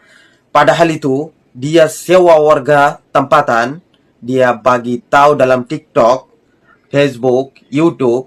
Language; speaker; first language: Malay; non-native, fluent; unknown